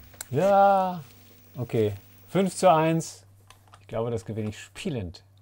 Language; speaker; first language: German; native; German